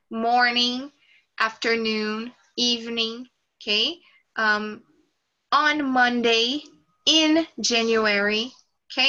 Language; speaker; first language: English; non-native, fluent; Portuguese